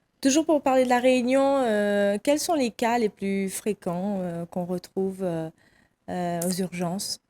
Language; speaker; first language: French; native; French